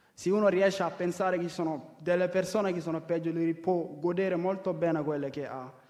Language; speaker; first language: Italian; non-native, fluent; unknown